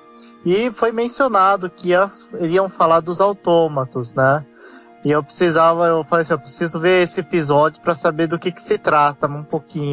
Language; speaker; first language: Portuguese; native; Portuguese